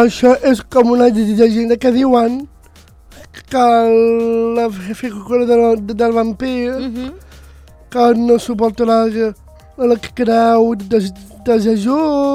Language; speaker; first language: Catalan; non-native, local second language; Spanish